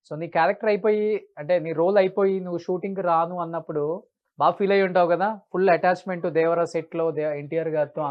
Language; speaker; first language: Telugu; native; Telugu